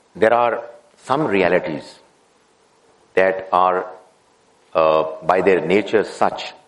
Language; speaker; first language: English; non-native, local second language; Urdu